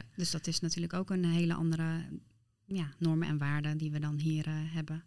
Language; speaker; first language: Dutch; early bilingual, other home language; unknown